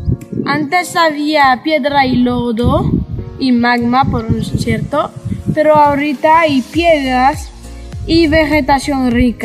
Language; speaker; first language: Spanish; non-native, fluent; French